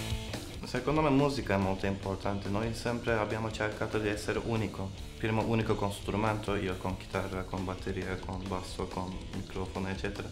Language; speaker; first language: Italian; non-native, learner; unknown